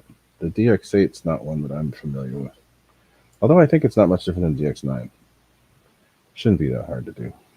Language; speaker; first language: English; native; English